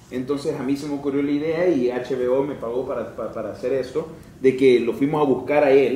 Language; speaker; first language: Spanish; native; Spanish